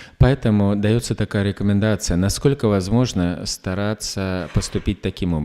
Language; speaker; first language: Russian; native; Russian